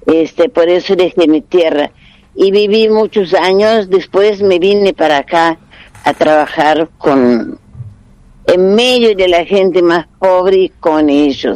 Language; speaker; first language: Spanish; non-native, fluent; Portuguese